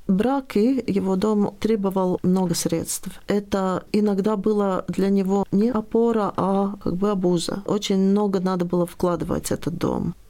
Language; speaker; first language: Russian; non-native, local second language; Latvian